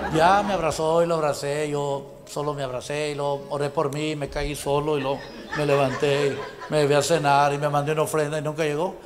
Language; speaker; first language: Spanish; native; Spanish